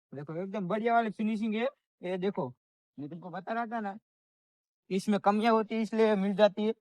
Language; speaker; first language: Hindi; non-native, local second language; Gujarati